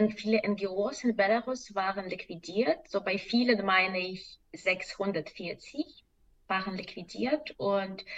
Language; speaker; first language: German; non-native, fluent; Russian